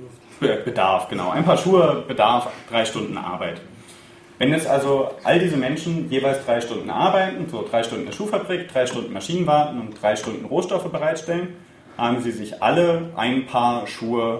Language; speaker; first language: German; native; German